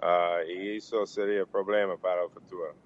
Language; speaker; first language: Portuguese; non-native, learner; English